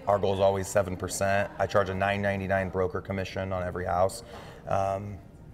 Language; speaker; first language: English; native; English